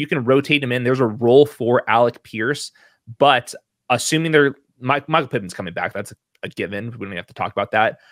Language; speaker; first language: English; native; English